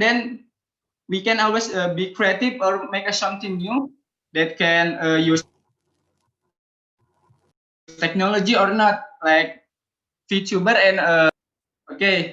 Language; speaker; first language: English; non-native, learner; Indonesian